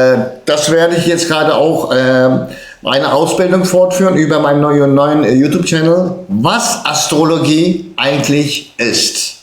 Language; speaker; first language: German; early bilingual, other home language; Turkish